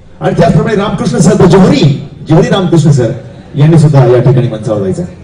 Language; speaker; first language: Marathi; native; Marathi